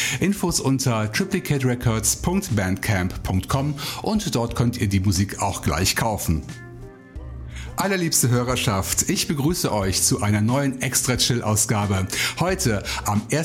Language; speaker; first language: German; native; German